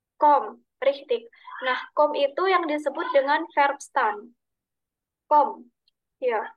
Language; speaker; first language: Indonesian; native; Indonesian